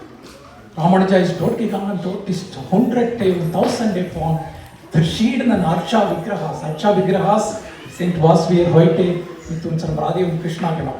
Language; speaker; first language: German; non-native, learner; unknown